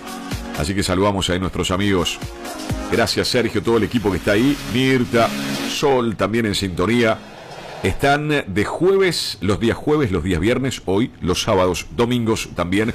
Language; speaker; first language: Spanish; native; Spanish